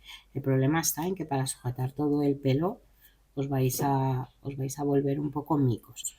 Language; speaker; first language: Spanish; native; Spanish